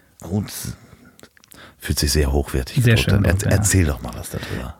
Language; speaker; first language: German; native; German